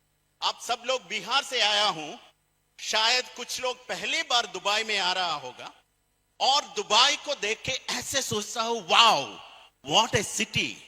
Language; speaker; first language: Hindi; non-native, fluent; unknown